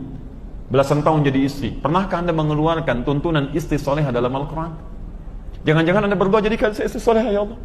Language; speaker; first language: Indonesian; native; Indonesian